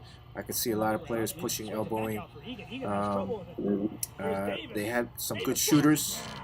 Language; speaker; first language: English; native; English